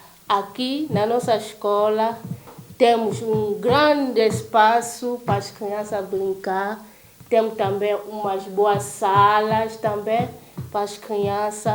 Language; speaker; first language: Portuguese; non-native, learner; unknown